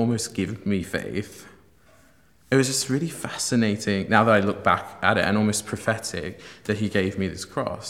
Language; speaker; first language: English; native; English